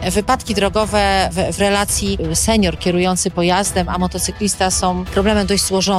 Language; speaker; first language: Polish; native; Polish